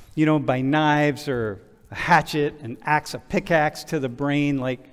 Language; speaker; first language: English; native; English